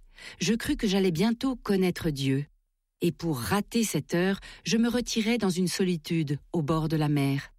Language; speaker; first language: French; native; French